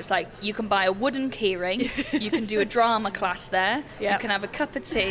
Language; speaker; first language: English; native; English